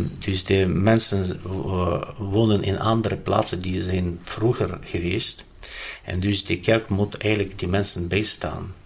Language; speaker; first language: Dutch; non-native, fluent; Ukrainian